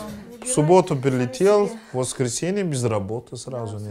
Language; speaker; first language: Russian; non-native, learner; Turkish